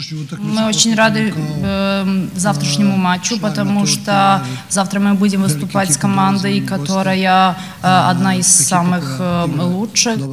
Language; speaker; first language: Russian; non-native, fluent; Serbian